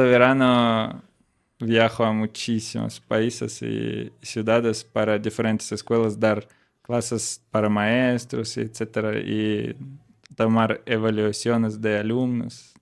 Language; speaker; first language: Spanish; non-native, learner; Russian